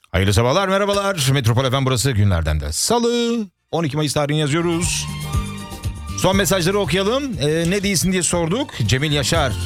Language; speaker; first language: Turkish; early bilingual, heritage; Turkish